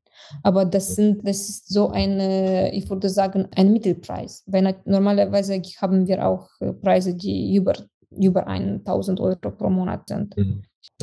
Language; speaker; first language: German; non-native, fluent; Romanian